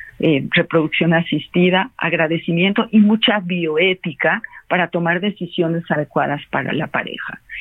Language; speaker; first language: Spanish; native; Spanish